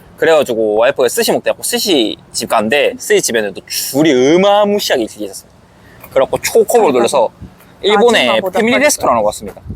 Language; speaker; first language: Korean; native; Korean